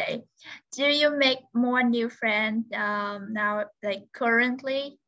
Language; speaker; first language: English; non-native, learner; Vietnamese